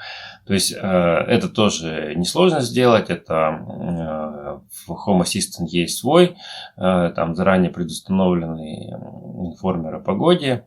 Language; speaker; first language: Russian; native; Russian